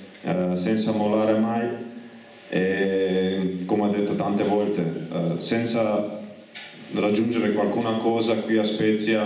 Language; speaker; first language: Italian; non-native, fluent; Croatian